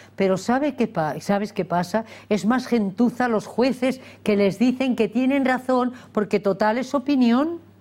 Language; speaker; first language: Spanish; native; Spanish